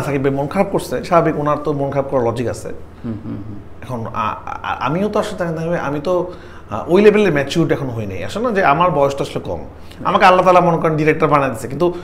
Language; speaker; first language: Bangla; native; Bangla